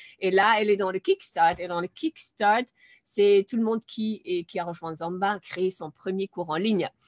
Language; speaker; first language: French; non-native, fluent; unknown